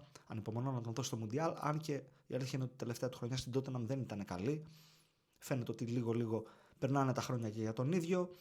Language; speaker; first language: Greek; native; Greek